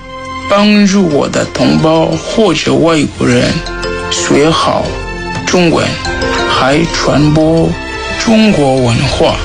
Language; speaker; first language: Chinese; non-native, fluent; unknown